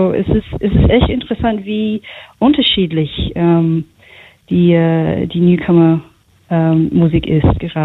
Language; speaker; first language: German; non-native, fluent; English